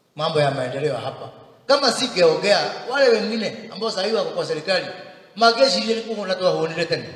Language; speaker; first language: Swahili; non-native, local second language; Kikuyu